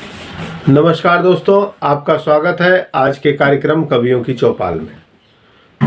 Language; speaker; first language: Hindi; native; Hindi